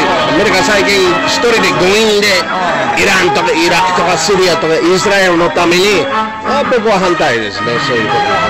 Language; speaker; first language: Japanese; non-native, fluent; English